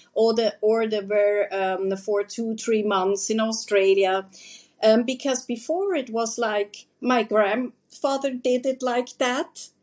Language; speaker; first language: English; non-native, fluent; German